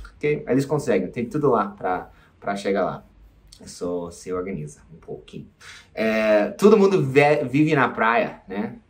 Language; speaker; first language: Portuguese; non-native, fluent; English